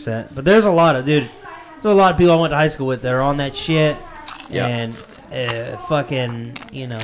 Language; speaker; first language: English; native; English